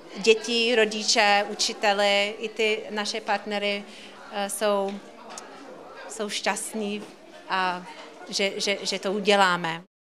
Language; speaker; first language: Czech; non-native, learner; English